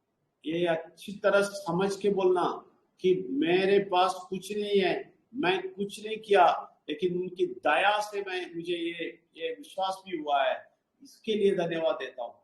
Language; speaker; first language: Hindi; non-native, local second language; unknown